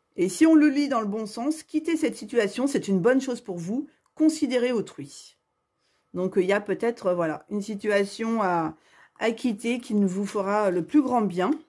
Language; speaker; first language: French; native; French